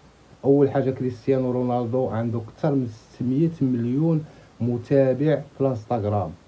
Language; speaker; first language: Arabic; native; Arabic